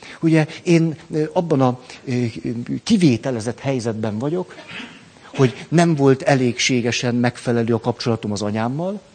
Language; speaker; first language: Hungarian; native; Hungarian